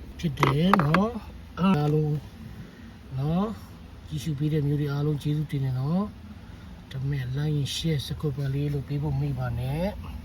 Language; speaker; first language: Burmese; non-native, local second language; Tedim Chin